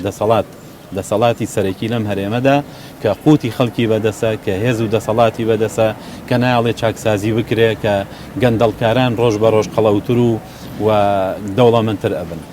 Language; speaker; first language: Central Kurdish; native; Central Kurdish